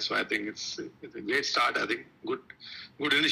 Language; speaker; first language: English; non-native, local second language; Kashmiri